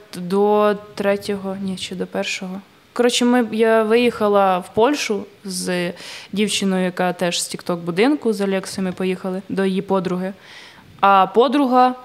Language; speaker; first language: Ukrainian; native; Ukrainian